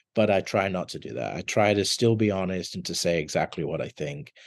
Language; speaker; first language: English; native; English